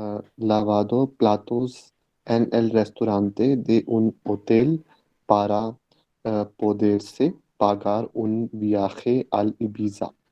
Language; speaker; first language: Spanish; non-native, learner; Hindi